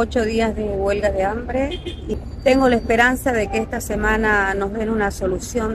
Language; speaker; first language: Spanish; native; Spanish